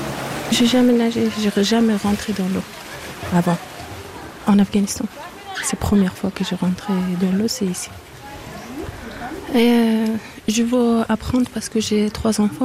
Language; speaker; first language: French; non-native, learner; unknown